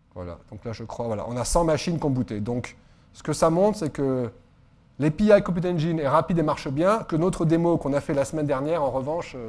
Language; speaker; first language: French; native; French